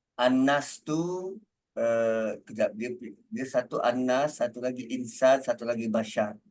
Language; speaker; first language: Malay; native; Malay